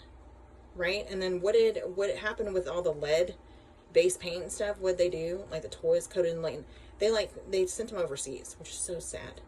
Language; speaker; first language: English; native; English